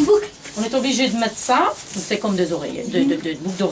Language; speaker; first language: French; native; French